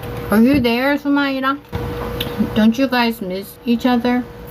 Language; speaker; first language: English; non-native, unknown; Korean